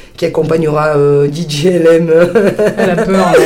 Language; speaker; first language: French; early bilingual, heritage; Italian